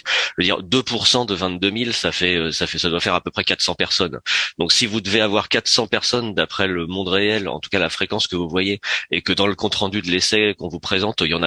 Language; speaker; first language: French; native; French